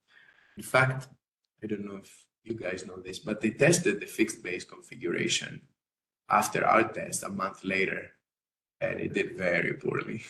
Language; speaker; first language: English; non-native, fluent; Greek